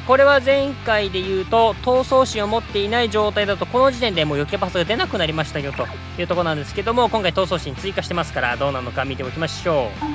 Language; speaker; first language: Japanese; native; Japanese